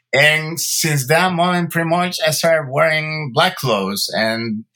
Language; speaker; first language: English; early bilingual, other home language; Spanish